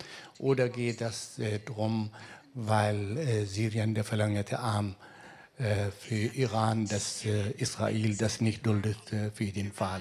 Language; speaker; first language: German; non-native, fluent; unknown